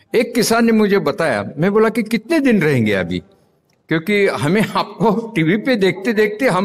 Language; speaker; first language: Hindi; non-native, local second language; Marathi